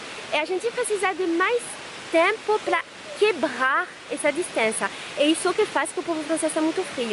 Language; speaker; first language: Portuguese; non-native, fluent; French